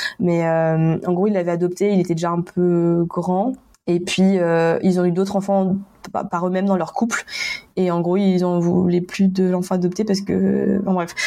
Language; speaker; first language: French; native; French